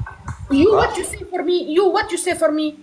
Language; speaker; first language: English; non-native, learner; Arabic